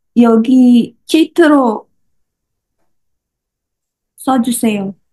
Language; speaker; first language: Korean; non-native, learner; Indonesian